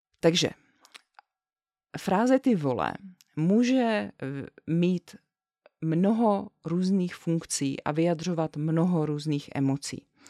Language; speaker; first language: Czech; native; Czech